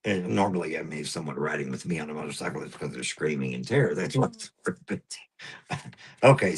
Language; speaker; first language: English; native; English